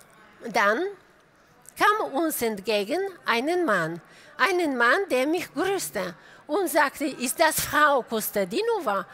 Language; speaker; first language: German; non-native, fluent; Bulgarian